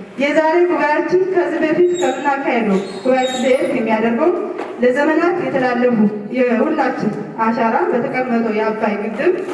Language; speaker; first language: Amharic; non-native, local second language; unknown